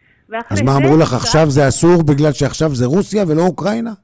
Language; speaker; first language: Hebrew; native; Hebrew